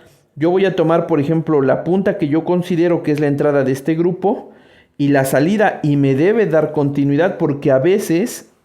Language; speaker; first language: Spanish; native; Spanish